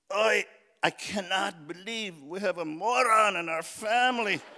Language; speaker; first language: English; early bilingual, other home language; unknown